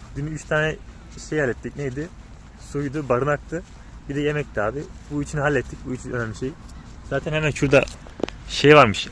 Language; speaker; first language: Turkish; native; Turkish